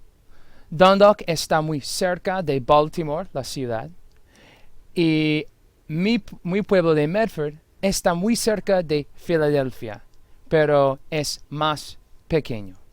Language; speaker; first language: Spanish; non-native, fluent; English